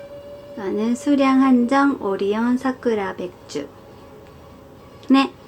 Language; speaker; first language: Korean; native; Korean